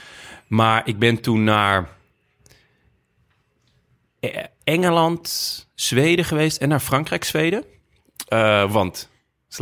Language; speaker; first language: Dutch; native; Dutch